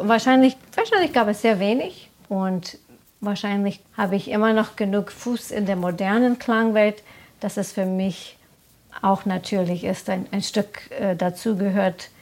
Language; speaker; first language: German; non-native, fluent; English